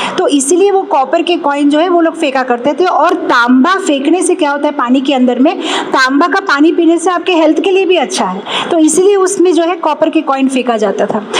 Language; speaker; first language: Hindi; non-native, local second language; Telugu